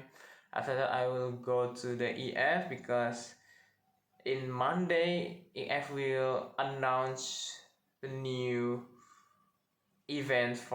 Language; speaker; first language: English; non-native, learner; Indonesian